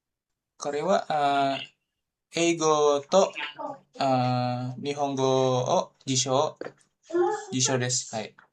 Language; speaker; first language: Japanese; non-native, learner; Indonesian